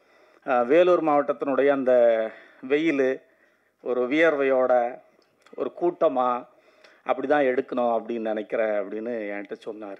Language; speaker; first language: Tamil; native; Tamil